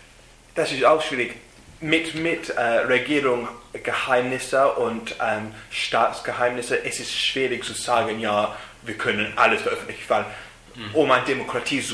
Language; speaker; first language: German; non-native, learner; English